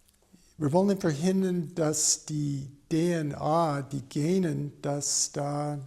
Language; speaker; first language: German; non-native, fluent; English